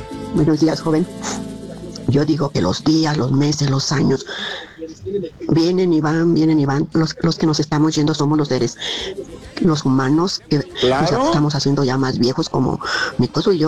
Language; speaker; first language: Spanish; native; Spanish